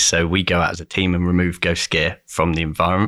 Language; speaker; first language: English; native; English